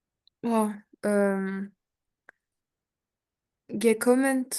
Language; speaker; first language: German; non-native, learner; French